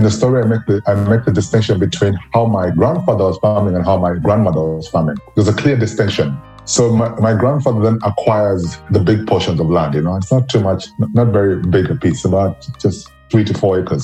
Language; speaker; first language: English; non-native, local second language; Luo (Kenya and Tanzania)